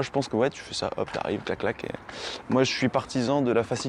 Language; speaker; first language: French; native; French